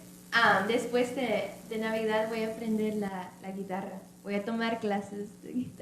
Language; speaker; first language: Spanish; early bilingual, other home language; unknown